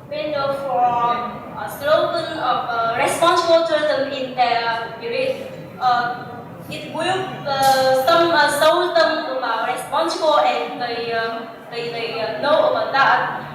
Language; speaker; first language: English; non-native, learner; Vietnamese